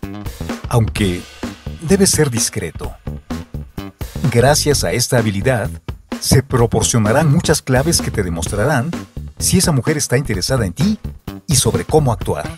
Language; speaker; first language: Spanish; native; Spanish